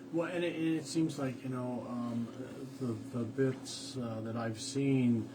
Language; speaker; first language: English; native; English